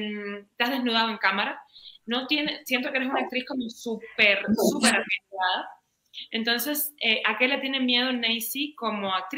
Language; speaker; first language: Spanish; native; Spanish